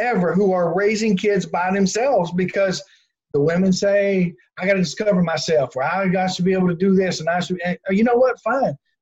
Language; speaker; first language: English; native; English